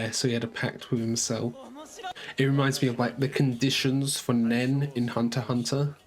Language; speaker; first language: English; native; English